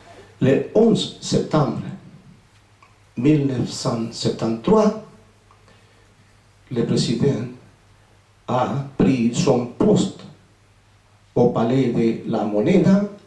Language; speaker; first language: French; non-native, fluent; Spanish